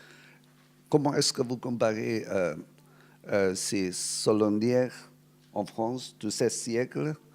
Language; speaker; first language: French; non-native, fluent; Cantonese